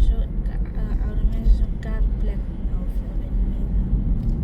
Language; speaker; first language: Dutch; native; Dutch